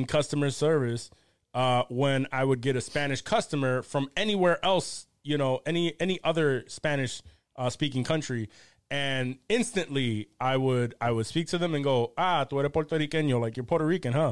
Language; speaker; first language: English; early bilingual, other home language; Spanish